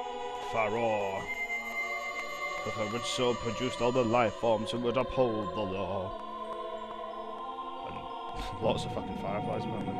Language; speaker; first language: English; native; English